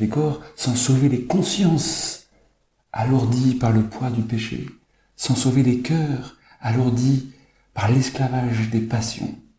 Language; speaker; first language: French; native; French